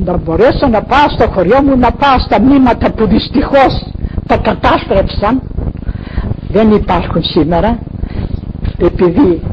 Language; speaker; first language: Greek; non-native, local second language; Macedonian